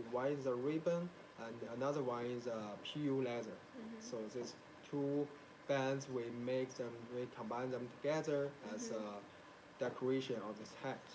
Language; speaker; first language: English; non-native, learner; Chinese